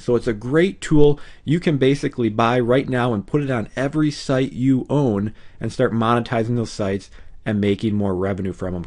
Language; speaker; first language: English; native; English